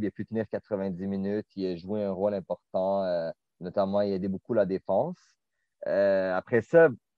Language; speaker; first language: French; native; French